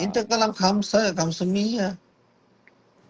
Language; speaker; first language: Arabic; non-native, learner; Bangla